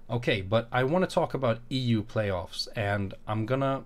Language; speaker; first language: English; non-native, fluent; Swedish